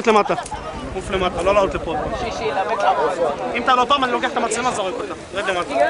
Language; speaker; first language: Hebrew; native; Hebrew